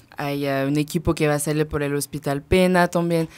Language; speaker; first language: Spanish; non-native, fluent; French